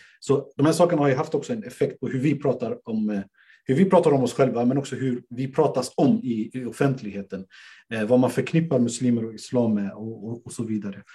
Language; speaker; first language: Swedish; native; Swedish